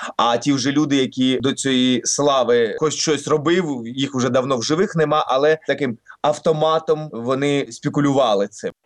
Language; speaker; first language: Ukrainian; non-native, local second language; Russian